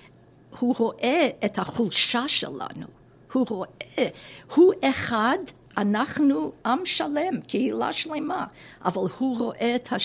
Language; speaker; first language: Hebrew; non-native, fluent; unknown